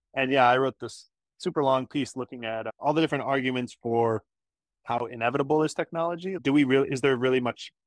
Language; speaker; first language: English; native; English